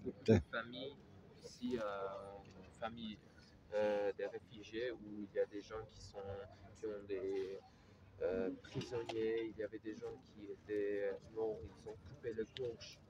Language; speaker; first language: French; non-native, learner; Armenian